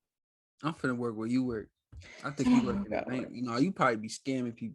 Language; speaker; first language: English; native; English